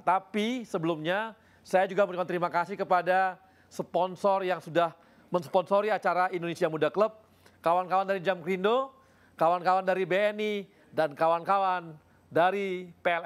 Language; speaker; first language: Indonesian; native; Indonesian